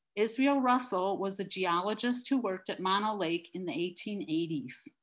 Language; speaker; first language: English; native; English